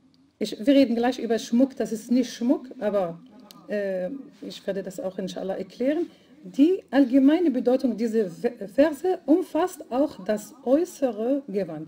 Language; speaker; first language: German; non-native, fluent; Arabic